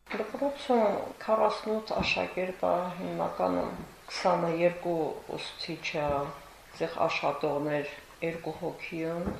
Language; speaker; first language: Armenian; native; Armenian